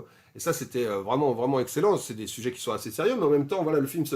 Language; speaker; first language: French; native; French